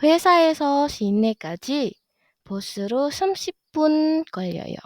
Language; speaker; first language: Korean; non-native, fluent; Indonesian